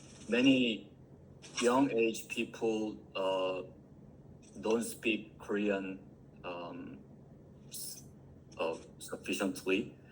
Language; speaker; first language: English; non-native, learner; Korean